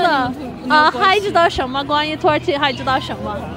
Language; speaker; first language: Chinese; non-native, learner; Turkish